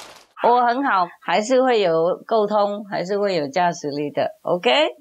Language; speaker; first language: Chinese; non-native, fluent; Vietnamese